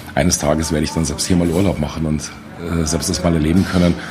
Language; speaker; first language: German; native; German